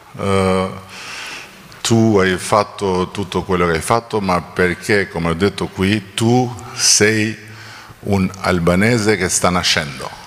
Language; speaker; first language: Italian; non-native, fluent; Albanian